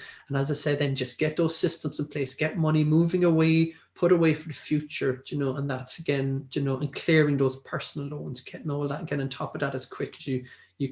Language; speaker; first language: English; native; English